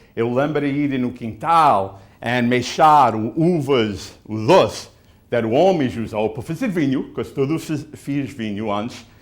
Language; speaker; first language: Portuguese; early bilingual, heritage; Portuguese